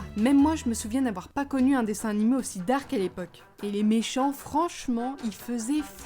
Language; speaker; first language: French; native; French